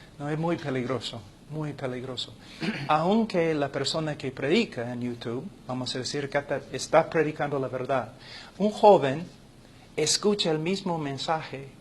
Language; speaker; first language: Spanish; non-native, fluent; English